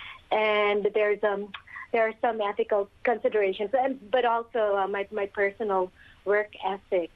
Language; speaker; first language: English; non-native, local second language; Filipino